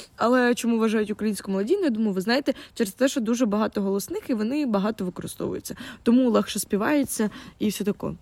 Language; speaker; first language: Ukrainian; non-native, local second language; Russian